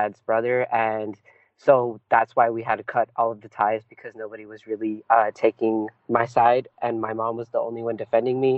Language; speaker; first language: English; early bilingual, other home language; Punjabi